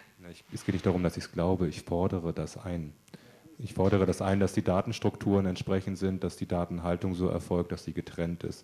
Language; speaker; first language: German; native; German